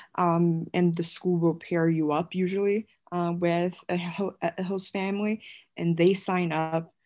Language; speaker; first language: English; non-native, fluent; Chinese